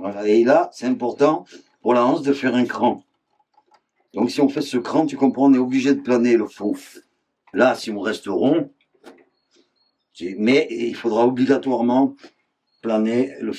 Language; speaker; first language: French; native; French